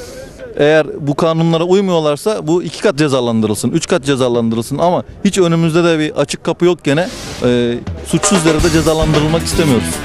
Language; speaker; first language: Turkish; native; Turkish